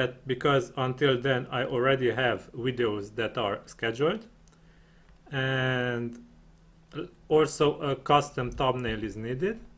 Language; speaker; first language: English; non-native, fluent; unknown